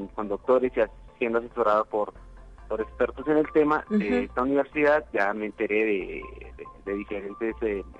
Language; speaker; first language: Spanish; native; Spanish